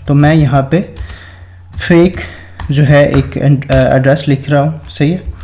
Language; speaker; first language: Urdu; non-native, local second language; Punjabi